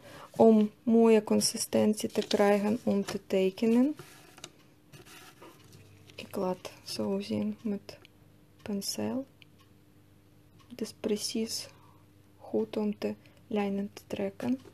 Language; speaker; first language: Dutch; non-native, learner; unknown